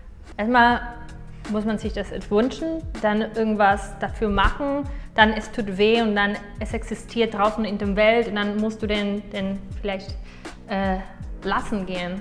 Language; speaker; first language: German; non-native, fluent; Spanish